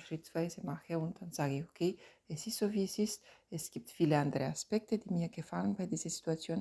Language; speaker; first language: German; non-native, fluent; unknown